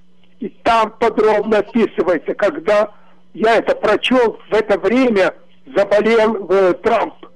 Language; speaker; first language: Russian; native; Russian